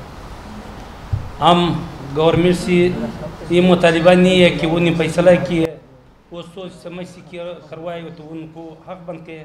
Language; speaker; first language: Urdu; non-native, learner; Pashto